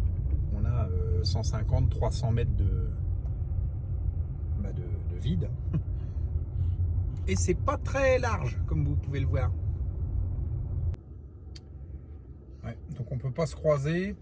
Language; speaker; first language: French; native; French